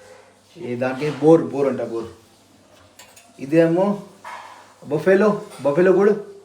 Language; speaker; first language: Telugu; non-native, learner; Hindi